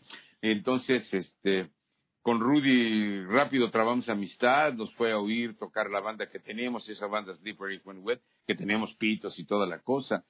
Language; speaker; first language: Spanish; native; Spanish